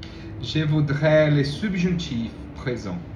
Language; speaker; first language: French; non-native, learner; Portuguese